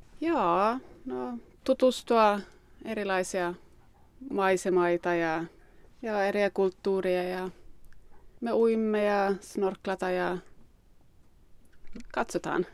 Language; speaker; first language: Finnish; non-native, local second language; Swedish